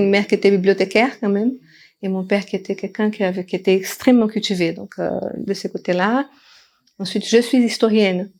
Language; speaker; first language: French; non-native, fluent; Portuguese